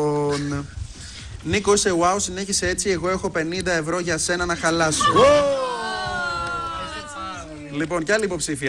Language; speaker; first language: Greek; native; Greek